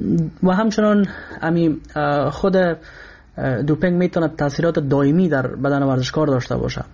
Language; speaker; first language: Persian; native; Persian